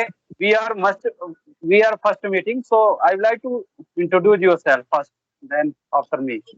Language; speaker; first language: English; non-native, learner; Bhojpuri